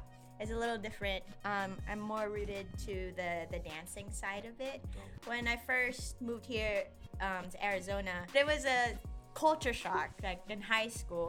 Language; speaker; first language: English; non-native, local second language; Filipino